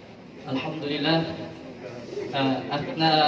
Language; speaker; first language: Arabic; non-native, fluent; Indonesian